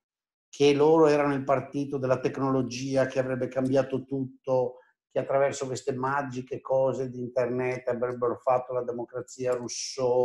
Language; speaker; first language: Italian; native; Italian